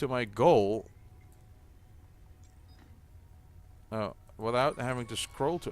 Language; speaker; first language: English; native; English